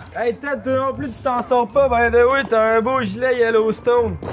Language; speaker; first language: French; native; French